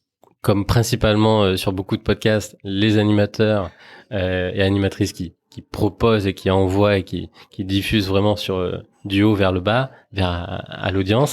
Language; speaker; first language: French; native; French